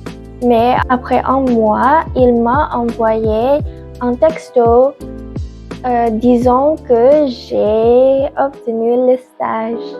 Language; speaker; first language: French; non-native, learner; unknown